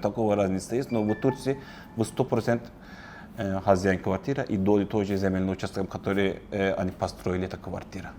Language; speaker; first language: Russian; non-native, learner; Turkish